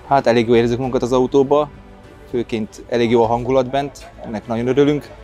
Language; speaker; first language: Hungarian; native; Hungarian